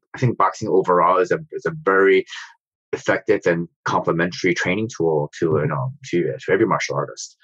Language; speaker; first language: English; native; English